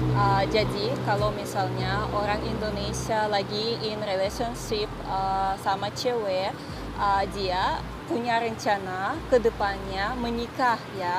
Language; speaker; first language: Indonesian; non-native, fluent; Russian